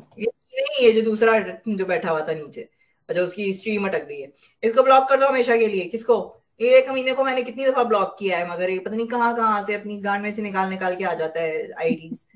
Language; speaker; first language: Urdu; native; Urdu